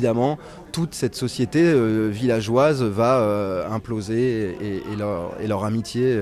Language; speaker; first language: French; native; French